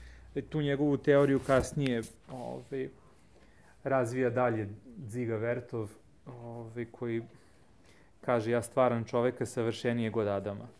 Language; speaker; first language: Serbian; native; Serbian